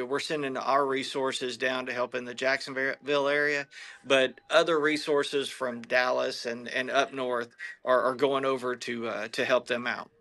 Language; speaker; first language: English; native; English